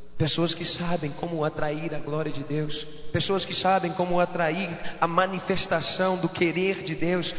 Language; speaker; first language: Portuguese; non-native, fluent; English